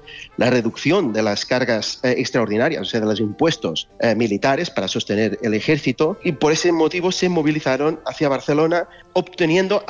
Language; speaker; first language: Spanish; native; Spanish